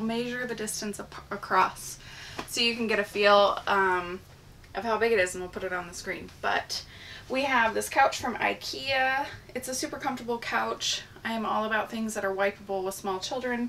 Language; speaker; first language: English; native; English